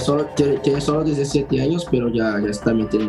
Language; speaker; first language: Spanish; non-native, fluent; Portuguese